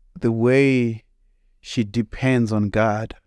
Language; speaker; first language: English; non-native, local second language; Shona